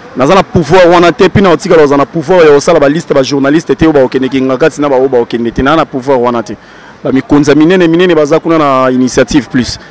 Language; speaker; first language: Lingala; native; Lingala